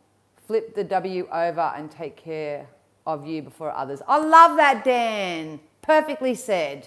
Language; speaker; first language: English; native; English